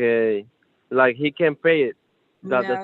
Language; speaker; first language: English; non-native, learner; Spanish